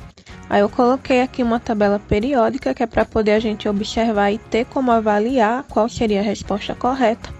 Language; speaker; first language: Portuguese; native; Portuguese